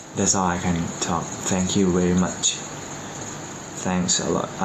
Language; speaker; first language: English; non-native, learner; Thai